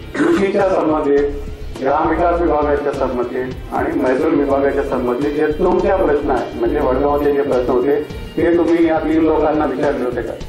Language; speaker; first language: Marathi; non-native, local second language; Telugu